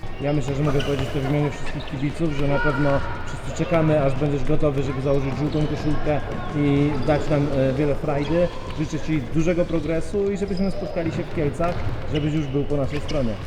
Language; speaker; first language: Polish; native; Polish